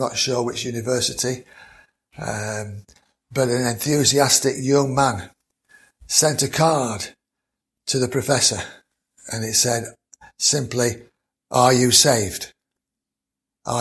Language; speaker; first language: English; native; English